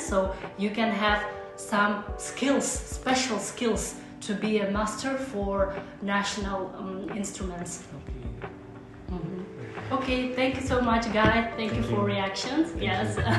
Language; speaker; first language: English; non-native, learner; Russian